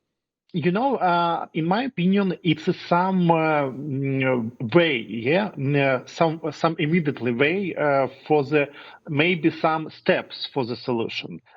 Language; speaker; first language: English; non-native, learner; Ukrainian